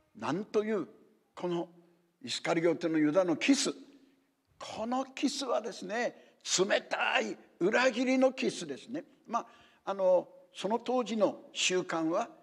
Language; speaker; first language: Japanese; native; Japanese